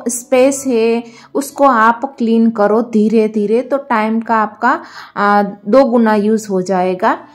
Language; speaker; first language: Hindi; non-native, local second language; Gujarati